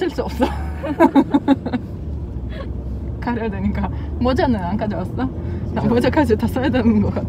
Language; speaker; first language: Korean; non-native, fluent; Russian